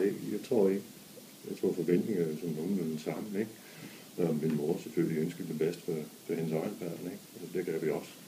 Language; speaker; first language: Danish; non-native, fluent; English